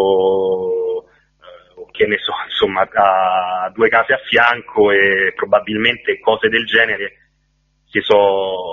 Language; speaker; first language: Italian; native; Italian